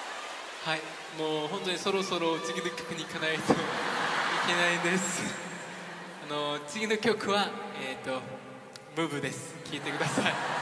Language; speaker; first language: Japanese; non-native, fluent; Korean